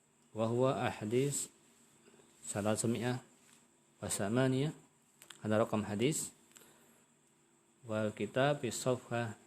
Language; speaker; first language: Arabic; non-native, fluent; Indonesian